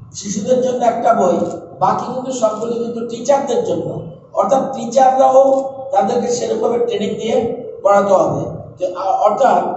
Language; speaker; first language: Bangla; native; Bangla